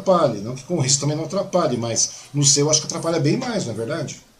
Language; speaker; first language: Portuguese; native; Portuguese